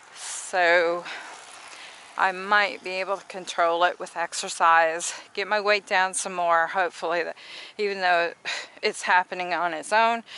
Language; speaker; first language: English; native; English